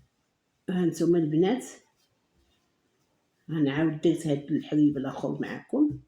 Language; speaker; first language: Arabic; native; Arabic